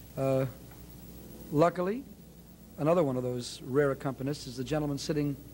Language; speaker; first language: English; native; English